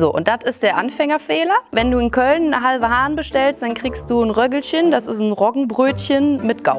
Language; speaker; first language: German; native; German